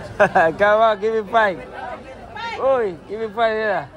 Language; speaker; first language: English; non-native, learner; Spanish